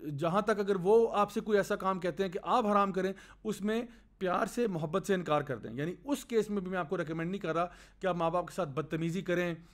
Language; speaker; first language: Urdu; native; Urdu